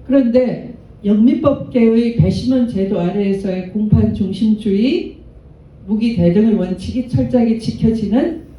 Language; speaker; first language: Korean; native; Korean